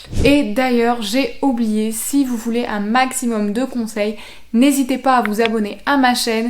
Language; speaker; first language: French; native; French